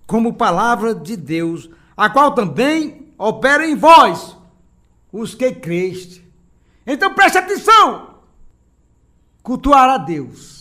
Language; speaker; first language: Portuguese; native; Portuguese